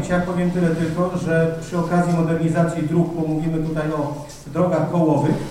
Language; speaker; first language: Polish; native; Polish